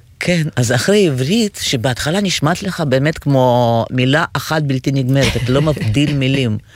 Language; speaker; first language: Hebrew; non-native, fluent; Russian